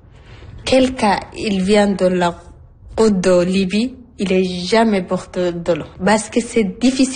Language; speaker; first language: French; non-native, learner; Arabic